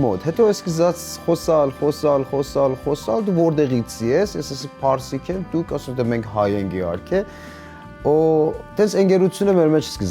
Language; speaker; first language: Armenian; non-native, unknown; Persian